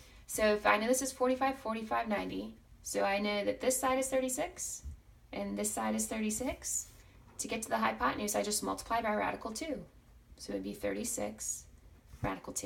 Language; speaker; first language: English; native; English